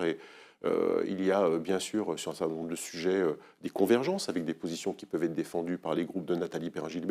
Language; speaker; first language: French; native; French